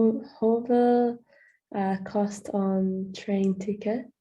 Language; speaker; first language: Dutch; non-native, learner; English